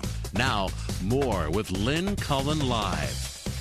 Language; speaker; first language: English; native; English